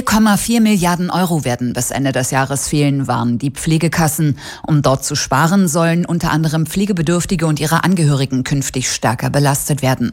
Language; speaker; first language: German; native; German